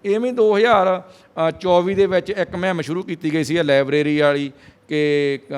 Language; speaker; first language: Punjabi; native; Punjabi